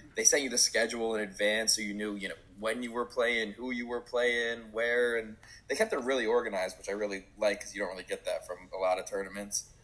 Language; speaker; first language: English; native; English